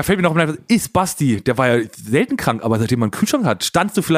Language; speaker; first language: German; native; German